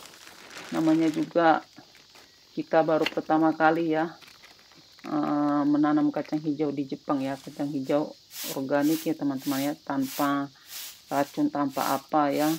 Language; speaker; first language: Indonesian; native; Indonesian